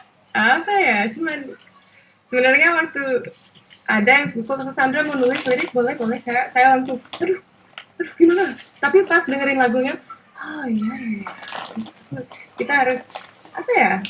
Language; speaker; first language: Indonesian; non-native, local second language; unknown